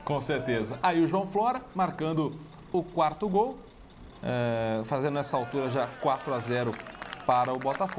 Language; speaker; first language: Portuguese; native; Portuguese